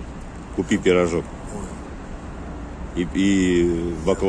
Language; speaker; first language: Russian; native; Russian